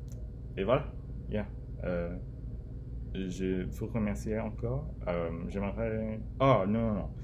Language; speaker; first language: French; non-native, learner; English